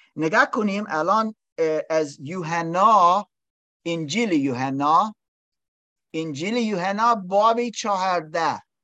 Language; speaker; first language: Persian; non-native, learner; English